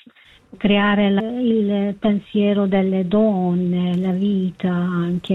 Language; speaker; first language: Italian; non-native, learner; Kurdish